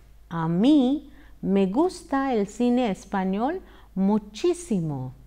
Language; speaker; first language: Spanish; non-native, fluent; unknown